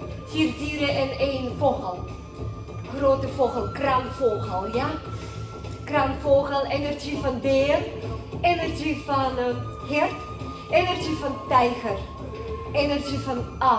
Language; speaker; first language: Dutch; non-native, learner; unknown